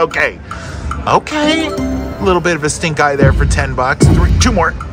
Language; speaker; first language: English; native; English